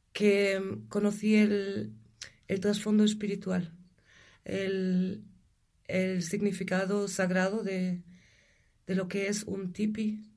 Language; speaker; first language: Spanish; non-native, fluent; German